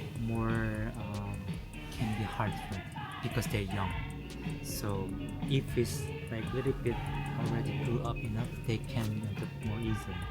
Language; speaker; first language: English; non-native, learner; Korean